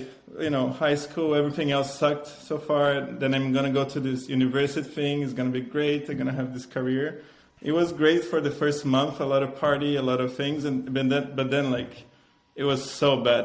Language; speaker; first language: English; non-native, fluent; Portuguese